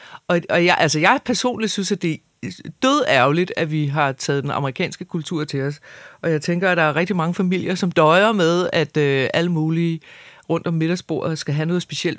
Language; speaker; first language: Danish; native; Danish